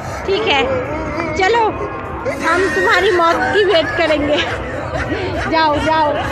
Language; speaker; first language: Hindi; non-native, local second language; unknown